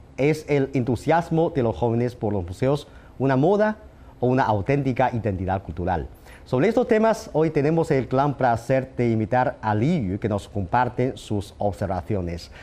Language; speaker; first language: Spanish; non-native, fluent; Chinese